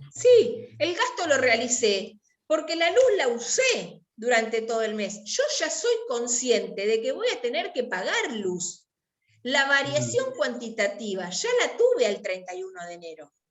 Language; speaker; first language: Spanish; native; Spanish